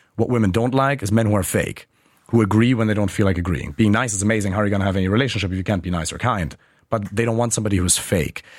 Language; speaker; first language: English; non-native, fluent; German